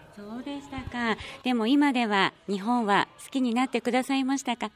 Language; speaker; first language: Japanese; native; Japanese